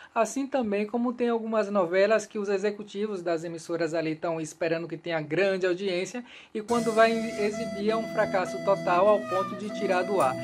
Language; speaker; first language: Portuguese; native; Portuguese